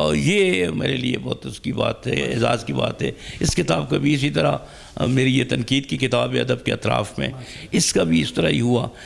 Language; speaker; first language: Urdu; non-native, local second language; Pashto